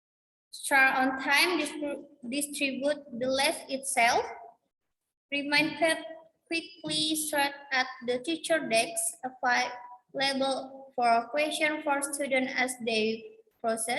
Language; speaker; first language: English; non-native, learner; Indonesian